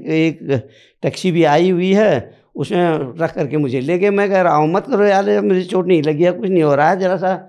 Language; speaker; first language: Hindi; native; Hindi